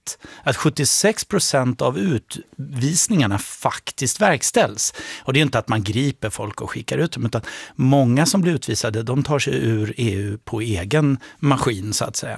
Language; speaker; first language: Swedish; native; Swedish